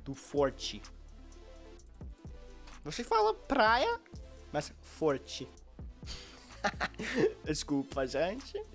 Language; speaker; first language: Portuguese; non-native, learner; English